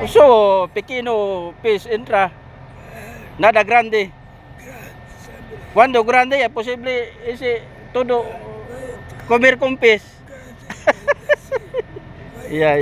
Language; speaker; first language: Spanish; non-native, learner; Filipino